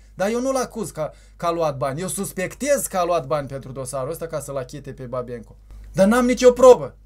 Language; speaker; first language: Romanian; native; Romanian